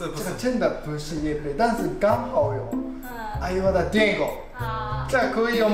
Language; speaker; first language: Chinese; non-native, fluent; Japanese